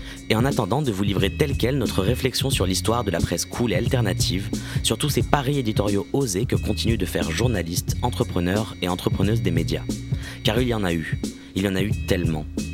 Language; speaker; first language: French; native; French